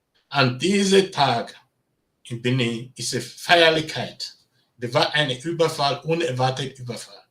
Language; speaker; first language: German; non-native, learner; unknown